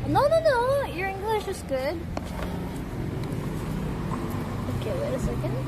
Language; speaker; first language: English; non-native, fluent; Korean